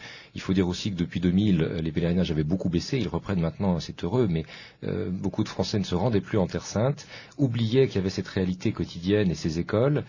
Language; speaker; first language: French; native; French